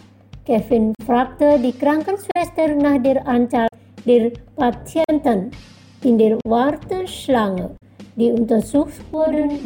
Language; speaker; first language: German; non-native, fluent; Indonesian